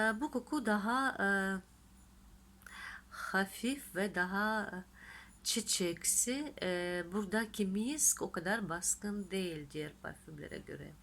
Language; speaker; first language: Turkish; non-native, fluent; Russian